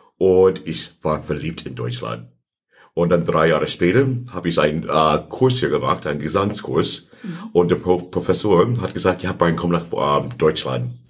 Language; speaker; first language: German; non-native, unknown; English